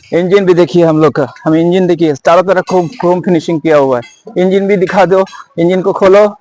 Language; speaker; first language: Hindi; non-native, local second language; Bangla